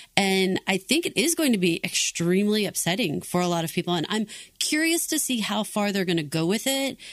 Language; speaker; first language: English; native; English